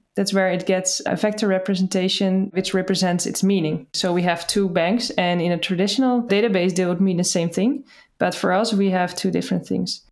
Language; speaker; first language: English; non-native, fluent; Dutch